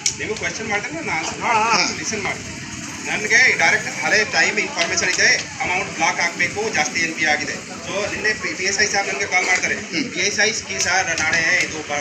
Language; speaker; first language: Kannada; non-native, learner; Hindi